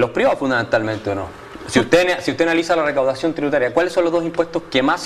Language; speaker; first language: Spanish; native; Spanish